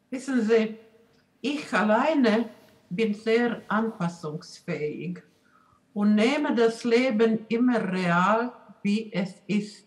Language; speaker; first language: German; non-native, fluent; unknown